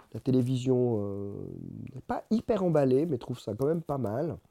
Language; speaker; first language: French; non-native, fluent; Spanish